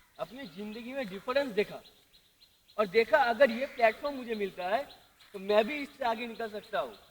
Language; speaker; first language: Hindi; non-native, local second language; Bangla